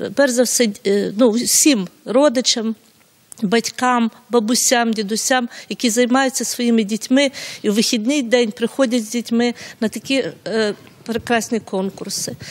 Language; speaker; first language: Ukrainian; non-native, local second language; Russian